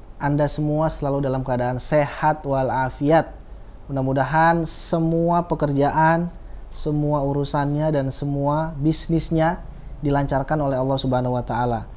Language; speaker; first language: Indonesian; native; Indonesian